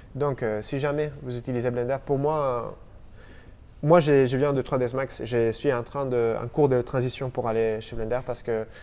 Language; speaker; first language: French; non-native, fluent; Spanish